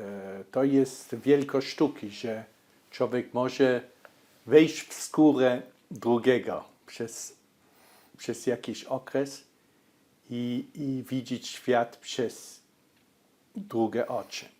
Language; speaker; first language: Polish; early bilingual, heritage; Polish